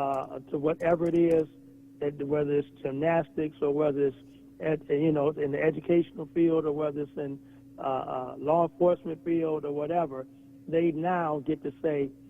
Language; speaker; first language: English; native; English